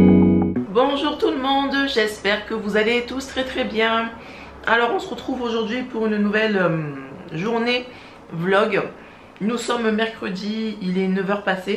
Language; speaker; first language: French; native; French